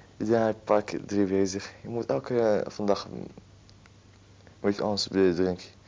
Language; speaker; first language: Dutch; non-native, learner; Arabic